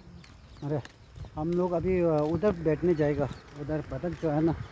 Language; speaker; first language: Hindi; non-native, local second language; Tibetan